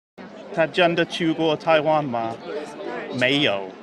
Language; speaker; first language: Chinese; non-native, learner; English